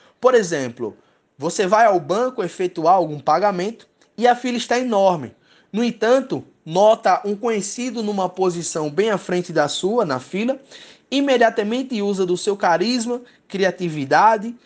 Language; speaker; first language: Portuguese; native; Portuguese